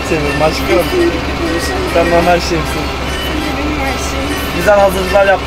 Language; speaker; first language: Turkish; native; Turkish